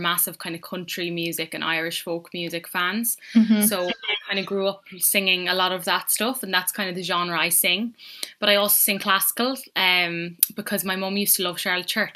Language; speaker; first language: English; native; English